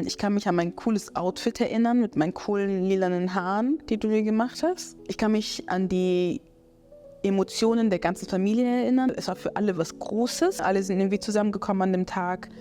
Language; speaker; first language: German; early bilingual, other home language; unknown